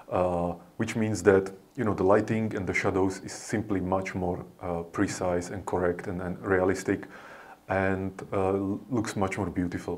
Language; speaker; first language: English; non-native, fluent; Slovak